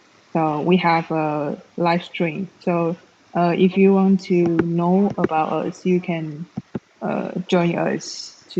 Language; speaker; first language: English; non-native, learner; Chinese